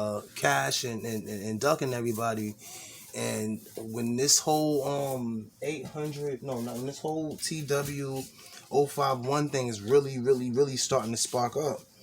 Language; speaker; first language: English; native; English